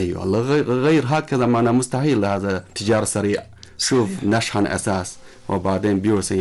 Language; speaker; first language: Arabic; non-native, learner; Chinese